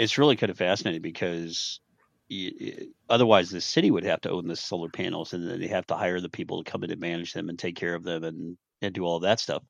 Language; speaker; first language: English; native; English